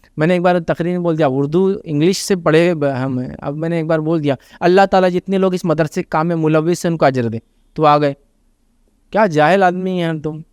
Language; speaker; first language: Urdu; native; Urdu